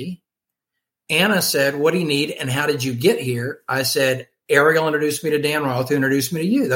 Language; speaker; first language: English; native; English